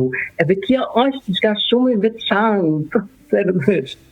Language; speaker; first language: Albanian; non-native, learner; German